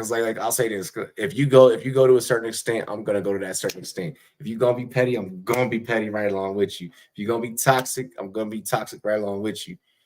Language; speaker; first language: English; native; English